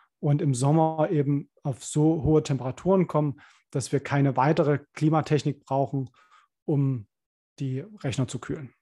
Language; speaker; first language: German; native; German